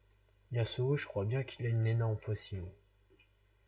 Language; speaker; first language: French; native; French